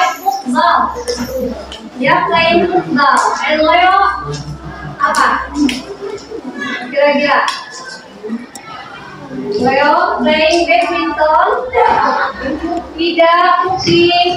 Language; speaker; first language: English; non-native, learner; Indonesian